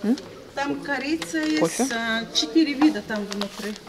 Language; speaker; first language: Russian; non-native, learner; Turkish